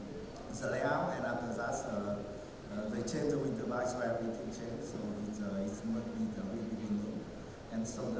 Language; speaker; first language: English; non-native, learner; Vietnamese